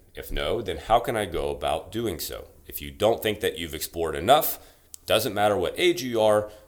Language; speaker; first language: English; native; English